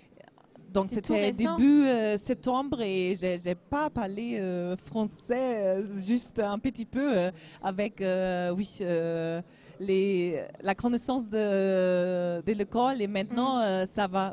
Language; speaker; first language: French; non-native, learner; German